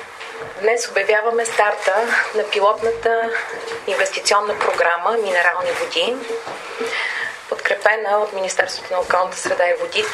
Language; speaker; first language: Bulgarian; native; Bulgarian